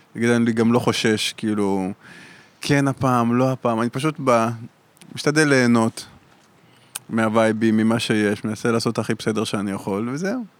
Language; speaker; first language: Hebrew; native; Hebrew